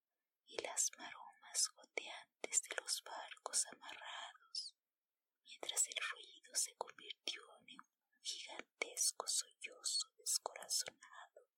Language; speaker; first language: Spanish; native; Spanish